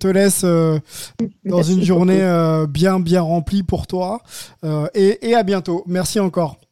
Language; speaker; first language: French; native; French